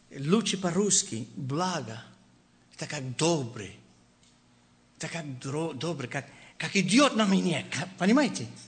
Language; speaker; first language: Russian; non-native, learner; Spanish